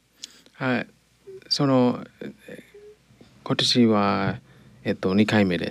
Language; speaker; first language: Japanese; non-native, learner; English